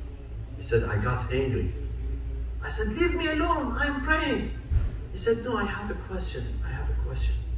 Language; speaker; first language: English; non-native, fluent; Arabic